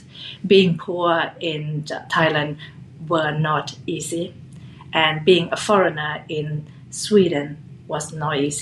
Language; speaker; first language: English; non-native, fluent; Thai